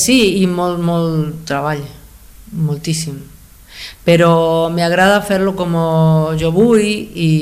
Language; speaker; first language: Catalan; non-native, fluent; Spanish